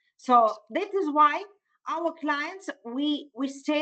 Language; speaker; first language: English; non-native, fluent; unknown